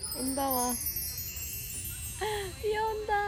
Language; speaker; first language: Korean; native; Korean